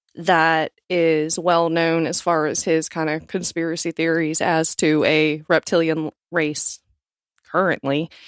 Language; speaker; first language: English; native; English